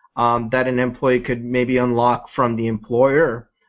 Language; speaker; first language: English; native; English